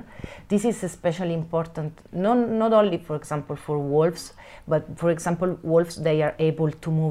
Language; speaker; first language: English; non-native, fluent; Italian